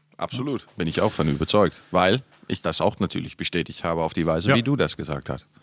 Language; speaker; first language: German; non-native, fluent; Dutch